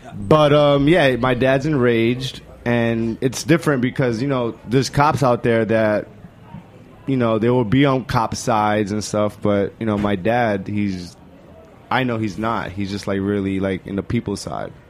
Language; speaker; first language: English; native; English